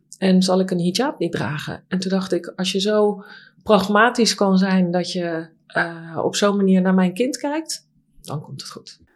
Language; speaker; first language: Dutch; native; Dutch